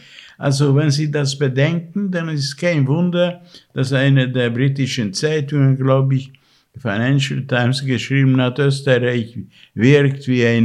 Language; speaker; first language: German; non-native, fluent; Hungarian